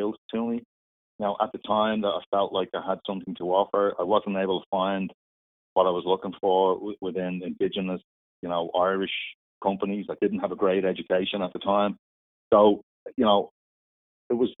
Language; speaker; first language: English; native; English